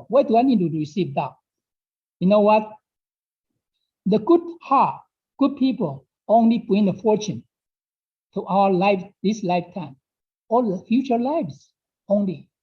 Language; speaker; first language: English; non-native, fluent; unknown